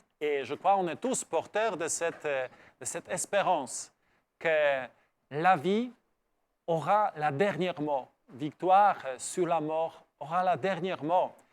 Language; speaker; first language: French; non-native, fluent; Polish